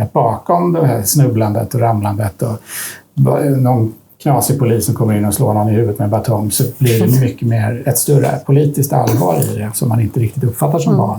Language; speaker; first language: Swedish; native; Swedish